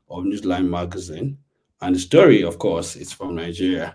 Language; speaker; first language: English; non-native, local second language; Yoruba